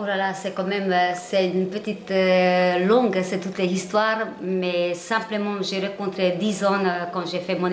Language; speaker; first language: French; non-native, learner; Hungarian